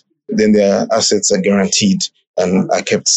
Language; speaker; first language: English; non-native, local second language; Yoruba